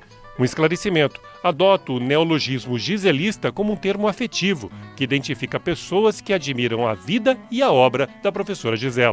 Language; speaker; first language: Portuguese; native; Portuguese